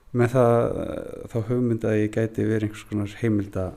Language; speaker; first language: Icelandic; native; Icelandic